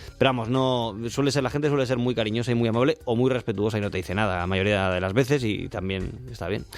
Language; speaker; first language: Spanish; native; Spanish